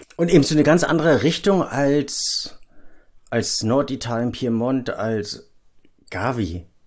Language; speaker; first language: German; native; German